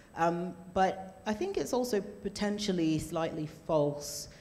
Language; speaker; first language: English; native; English